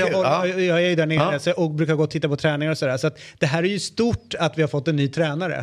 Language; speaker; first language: Swedish; native; Swedish